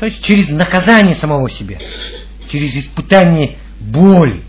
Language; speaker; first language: Russian; native; Russian